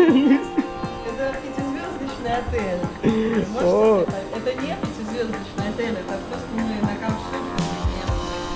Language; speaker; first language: Russian; native; Russian